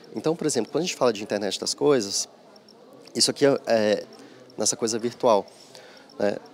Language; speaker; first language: Portuguese; native; Portuguese